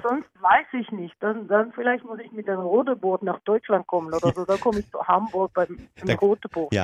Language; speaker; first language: German; non-native, learner; Norwegian